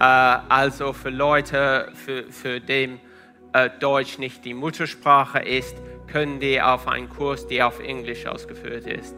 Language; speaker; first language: German; non-native, fluent; Italian